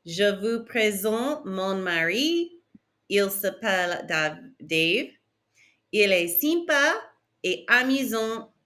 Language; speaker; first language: French; non-native, fluent; English